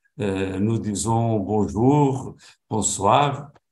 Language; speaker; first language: French; non-native, learner; Portuguese